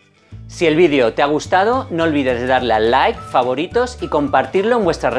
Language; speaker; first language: Spanish; native; Spanish